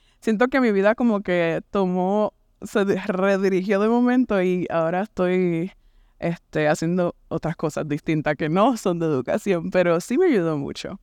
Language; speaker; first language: Spanish; native; Spanish